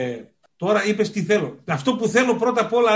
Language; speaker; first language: Greek; native; Greek